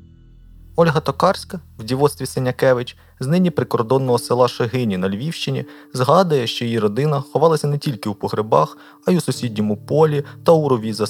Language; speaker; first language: Ukrainian; native; Ukrainian